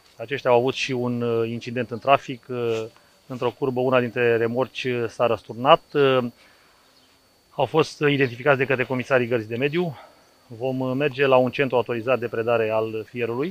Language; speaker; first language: Romanian; native; Romanian